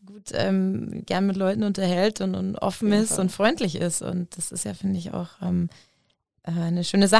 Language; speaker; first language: German; native; German